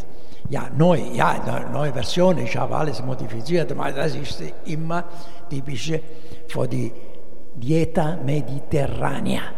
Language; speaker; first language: German; non-native, learner; Italian